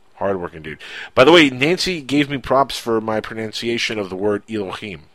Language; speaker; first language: English; non-native, fluent; Spanish